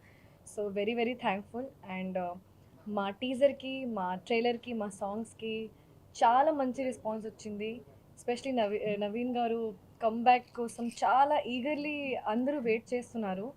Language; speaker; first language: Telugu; non-native, learner; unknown